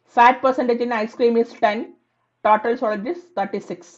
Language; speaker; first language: English; non-native, local second language; Malayalam